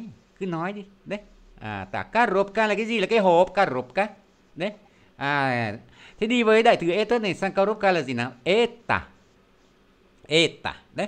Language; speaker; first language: Vietnamese; native; Vietnamese